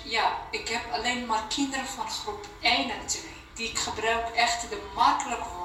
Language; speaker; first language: Dutch; non-native, learner; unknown